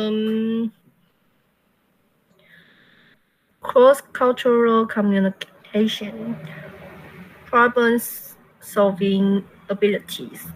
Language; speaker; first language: English; non-native, learner; Chinese